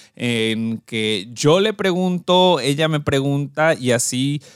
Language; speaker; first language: Spanish; early bilingual, heritage; Spanish